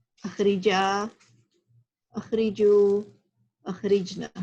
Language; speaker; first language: Arabic; non-native, learner; English